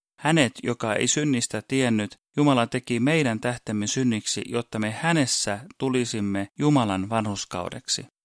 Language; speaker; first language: Finnish; early bilingual, heritage; Finnish